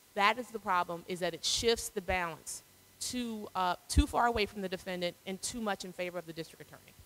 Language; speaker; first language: English; native; English